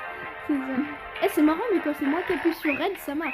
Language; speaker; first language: French; native; French